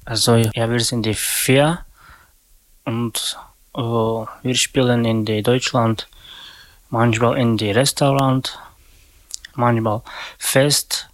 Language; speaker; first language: German; non-native, learner; Romany